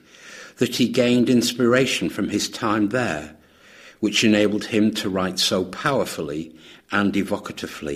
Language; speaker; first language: English; native; English